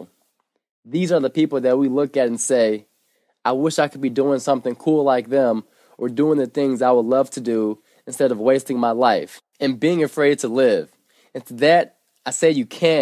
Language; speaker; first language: English; native; English